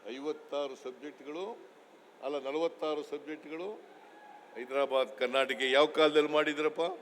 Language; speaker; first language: Kannada; native; Kannada